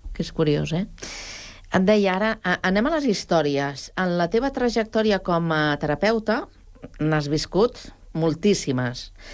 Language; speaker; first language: Catalan; native; Catalan